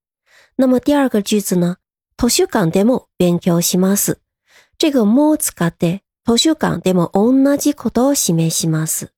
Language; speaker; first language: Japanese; non-native, fluent; Chinese